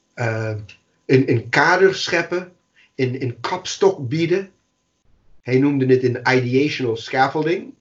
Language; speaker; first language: Dutch; non-native, fluent; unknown